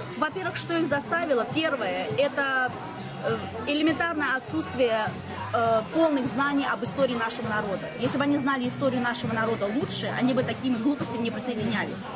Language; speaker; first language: Russian; native; Russian